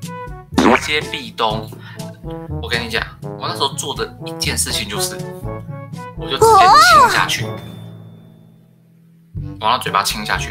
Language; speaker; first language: Chinese; native; Chinese